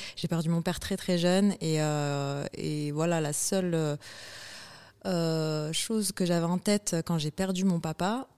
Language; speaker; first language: French; early bilingual, other home language; Arabic